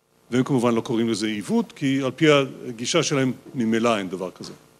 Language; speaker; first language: Hebrew; native; Hebrew